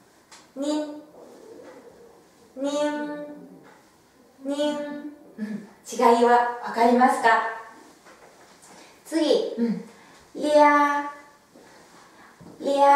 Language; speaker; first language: Japanese; non-native, fluent; Chinese